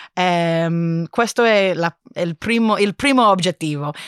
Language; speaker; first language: Italian; non-native, learner; English